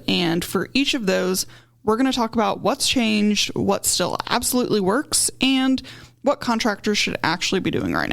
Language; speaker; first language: English; native; English